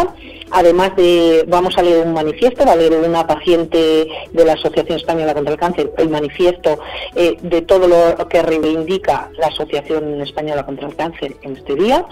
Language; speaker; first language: Spanish; native; Spanish